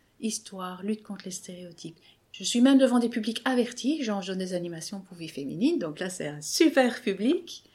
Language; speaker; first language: French; native; French